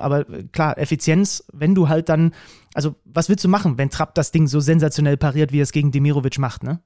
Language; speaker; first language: German; native; German